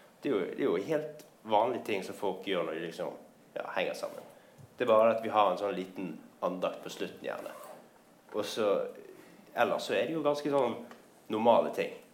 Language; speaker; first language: Norwegian; native; Norwegian